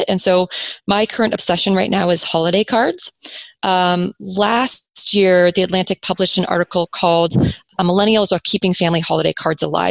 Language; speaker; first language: English; native; English